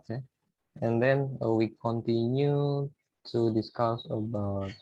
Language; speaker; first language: English; non-native, learner; Indonesian